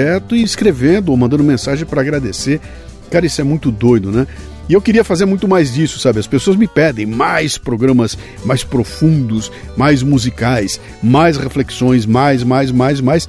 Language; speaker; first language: Portuguese; native; Portuguese